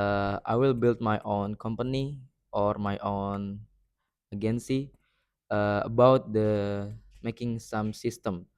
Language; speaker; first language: English; non-native, learner; Indonesian